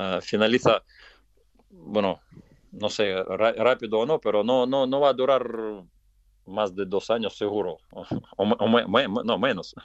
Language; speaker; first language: Spanish; non-native, fluent; Russian